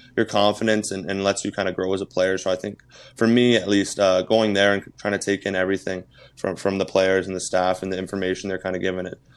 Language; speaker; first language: English; native; English